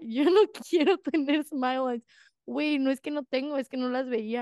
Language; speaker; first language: Spanish; early bilingual, heritage; Spanish